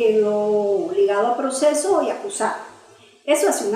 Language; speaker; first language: Spanish; native; Spanish